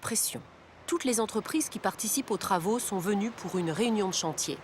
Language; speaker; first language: French; native; French